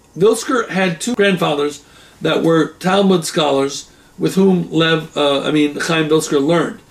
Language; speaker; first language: English; native; English